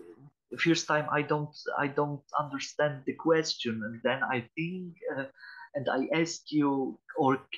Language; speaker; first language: English; non-native, learner; Polish